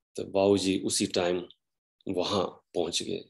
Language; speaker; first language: Hindi; non-native, local second language; Punjabi